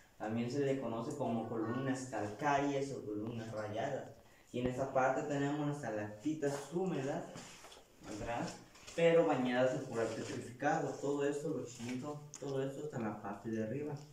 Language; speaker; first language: Spanish; native; Spanish